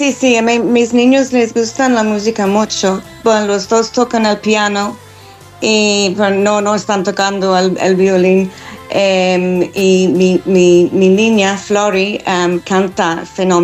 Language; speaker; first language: Spanish; non-native, fluent; English